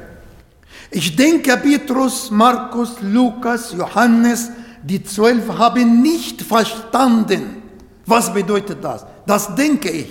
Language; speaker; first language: German; non-native, fluent; Arabic